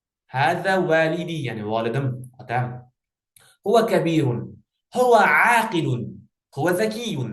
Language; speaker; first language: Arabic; non-native, fluent; Uzbek